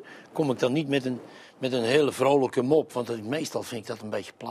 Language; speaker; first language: Dutch; native; Dutch